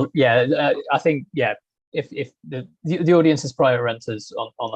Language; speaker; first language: English; native; English